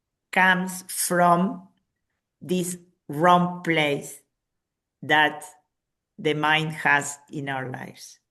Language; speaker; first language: English; non-native, fluent; Spanish